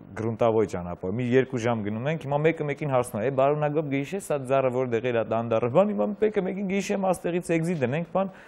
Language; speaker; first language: Armenian; native; Armenian